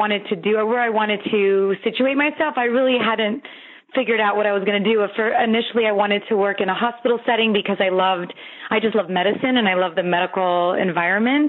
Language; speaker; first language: English; native; English